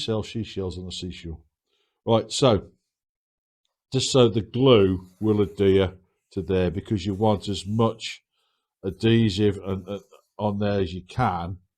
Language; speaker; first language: English; native; English